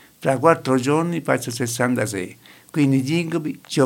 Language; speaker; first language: Italian; non-native, learner; Arabic